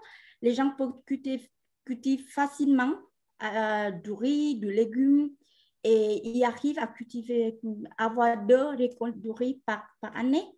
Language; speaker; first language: French; non-native, fluent; Vietnamese